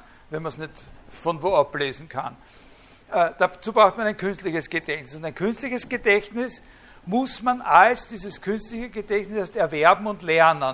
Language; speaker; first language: German; native; German